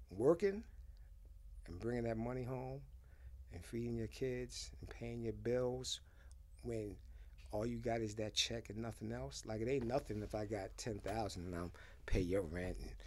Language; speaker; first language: English; early bilingual, other home language; Haitian Creole